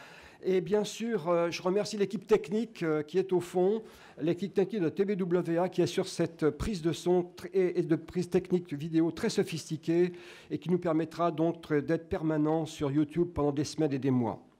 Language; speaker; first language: French; native; French